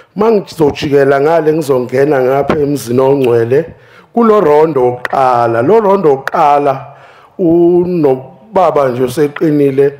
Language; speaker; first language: Zulu; native; Zulu